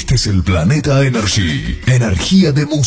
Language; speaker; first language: Spanish; native; Spanish